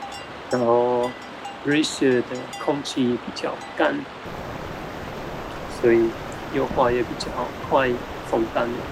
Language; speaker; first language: Chinese; non-native, fluent; German